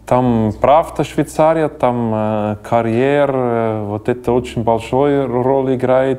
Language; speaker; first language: Russian; non-native, learner; German